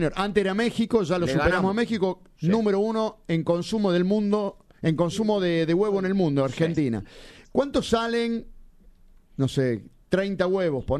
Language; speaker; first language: Spanish; native; Spanish